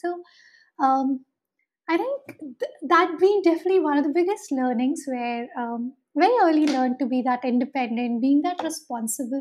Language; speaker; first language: English; non-native, local second language; Hindi